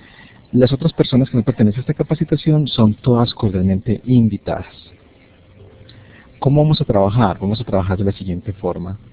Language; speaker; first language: Spanish; native; Spanish